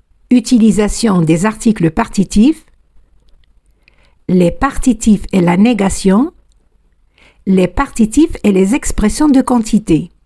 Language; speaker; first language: French; non-native, fluent; Spanish